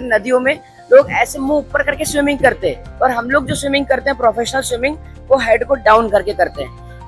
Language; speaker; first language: Hindi; native; Hindi